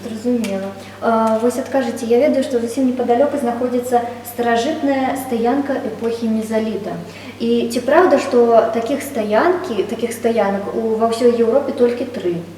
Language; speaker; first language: Belarusian; native; Belarusian